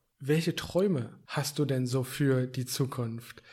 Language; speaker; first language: German; native; German